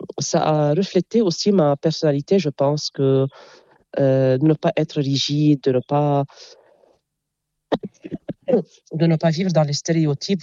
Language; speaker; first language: French; non-native, local second language; Arabic